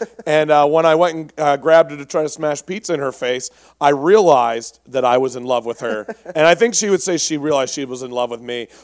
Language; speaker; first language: English; native; English